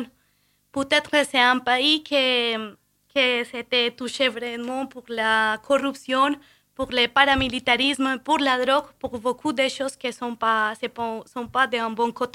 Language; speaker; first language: French; non-native, fluent; Spanish